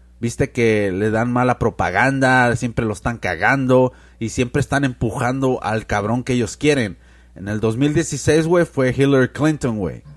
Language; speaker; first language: Spanish; early bilingual, heritage; Spanish